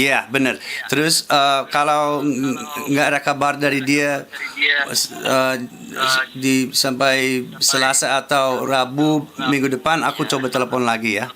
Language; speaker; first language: Indonesian; non-native, fluent; English